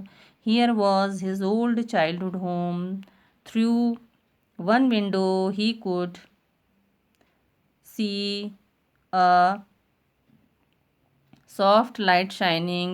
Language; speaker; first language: English; non-native, local second language; Hindi